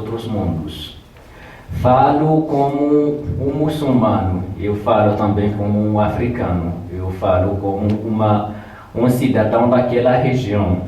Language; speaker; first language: Portuguese; non-native, fluent; Tamasheq